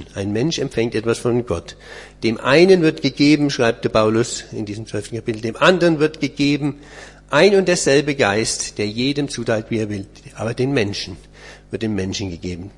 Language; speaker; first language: German; native; German